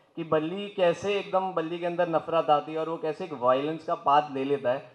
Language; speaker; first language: Hindi; native; Hindi